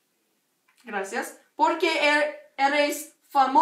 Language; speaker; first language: Spanish; non-native, learner; English